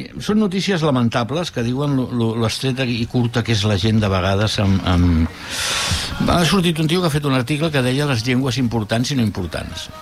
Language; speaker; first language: Catalan; non-native, local second language; Spanish